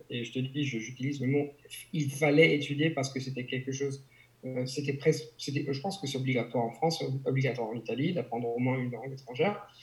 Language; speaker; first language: French; non-native, fluent; Italian